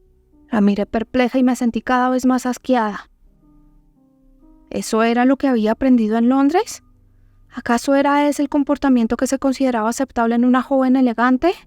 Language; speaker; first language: Spanish; native; Spanish